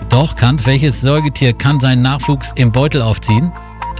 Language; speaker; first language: German; native; German